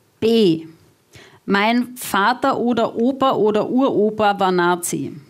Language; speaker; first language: German; native; German